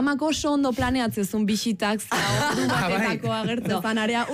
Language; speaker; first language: Basque; native; Basque